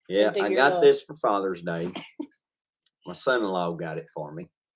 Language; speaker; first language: English; native; English